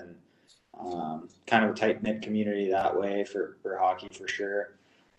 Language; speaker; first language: English; non-native, fluent; Russian